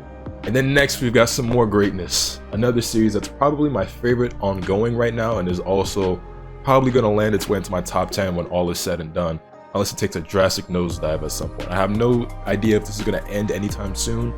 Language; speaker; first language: English; native; English